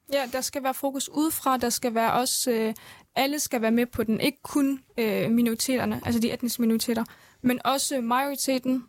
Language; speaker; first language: Danish; early bilingual, other home language; Central Kurdish